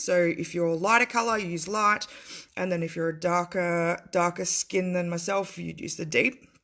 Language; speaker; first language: English; native; English